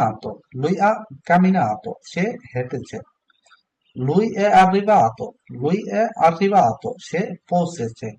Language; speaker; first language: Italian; non-native, learner; Bangla